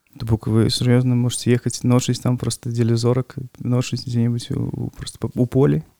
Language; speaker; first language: Belarusian; non-native, local second language; Russian